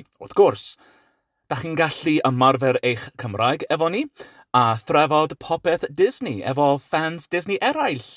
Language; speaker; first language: Welsh; non-native, learner; English